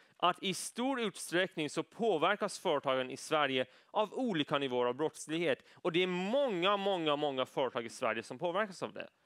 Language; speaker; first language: Swedish; early bilingual, other home language; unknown